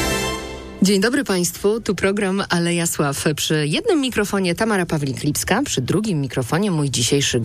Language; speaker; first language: Polish; native; Polish